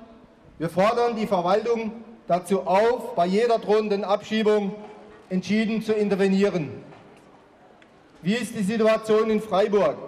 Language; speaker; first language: German; native; German